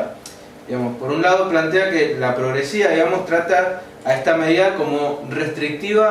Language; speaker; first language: Spanish; native; Spanish